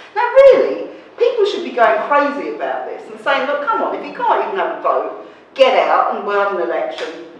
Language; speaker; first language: English; native; English